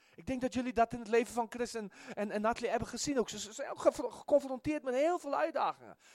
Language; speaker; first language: Dutch; non-native, fluent; Afrikaans